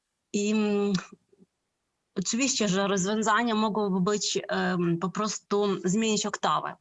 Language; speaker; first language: Polish; non-native, fluent; Ukrainian